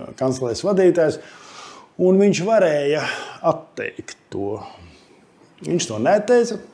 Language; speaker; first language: Latvian; non-native, local second language; Russian